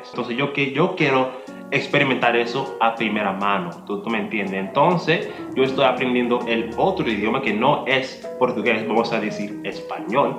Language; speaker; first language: Spanish; non-native, fluent; English